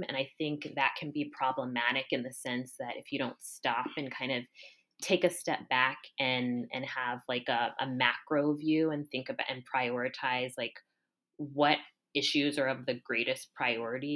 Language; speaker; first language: English; native; English